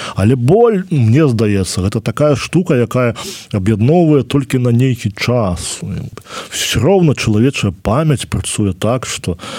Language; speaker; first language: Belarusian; native; Belarusian